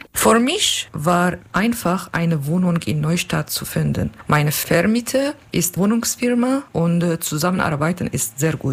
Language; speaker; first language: German; non-native, learner; Kurdish